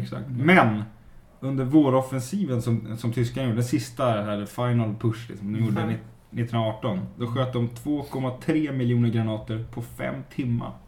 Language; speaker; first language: Swedish; native; Swedish